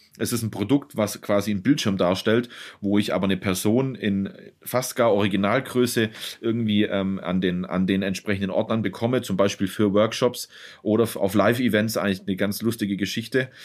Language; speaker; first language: German; native; German